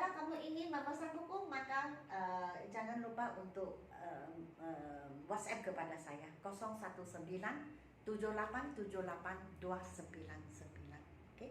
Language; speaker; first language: Malay; non-native, local second language; Min Nan Chinese